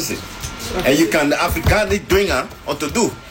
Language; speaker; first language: Dutch; non-native, learner; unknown